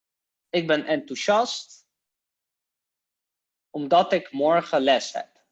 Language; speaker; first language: Dutch; non-native, fluent; Polish